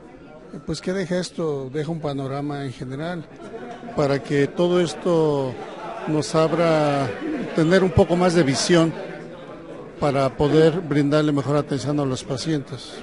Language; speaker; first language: Spanish; native; Spanish